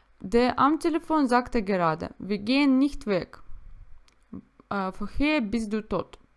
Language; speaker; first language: German; non-native, learner; Russian